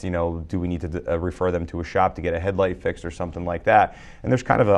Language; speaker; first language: English; native; English